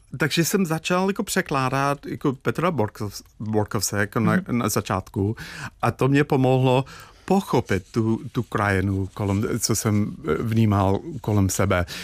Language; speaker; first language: Czech; non-native, fluent; English